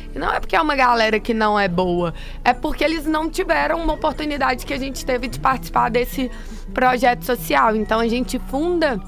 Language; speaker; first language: Portuguese; native; Portuguese